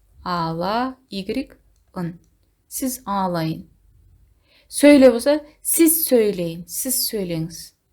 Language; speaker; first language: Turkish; non-native, fluent; Kazakh